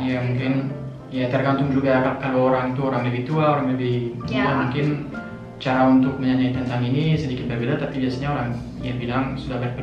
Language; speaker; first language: Indonesian; non-native, fluent; French